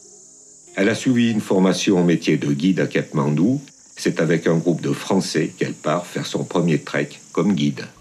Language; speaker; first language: French; native; French